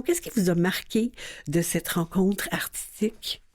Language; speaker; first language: French; native; French